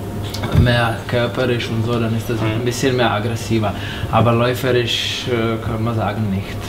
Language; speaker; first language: German; non-native, fluent; Czech